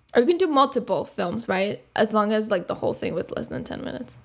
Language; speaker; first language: English; non-native, fluent; Spanish